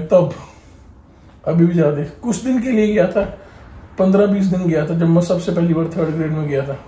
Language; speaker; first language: Hindi; non-native, local second language; Punjabi